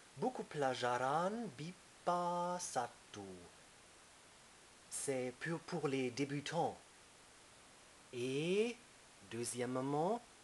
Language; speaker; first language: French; non-native, fluent; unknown